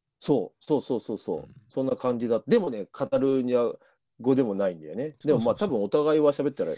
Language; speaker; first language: Japanese; native; Japanese